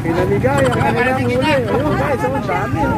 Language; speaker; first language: Filipino; native; Filipino